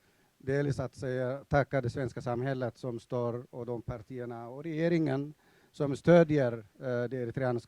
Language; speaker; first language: Swedish; non-native, fluent; Tigrinya